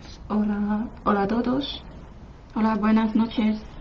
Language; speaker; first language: Spanish; non-native, fluent; Chinese